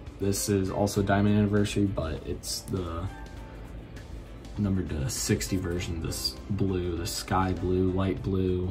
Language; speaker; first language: English; native; English